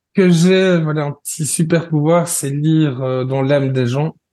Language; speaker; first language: French; native; French